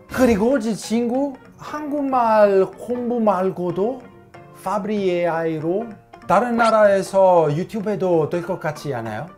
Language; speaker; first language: Korean; non-native, learner; Italian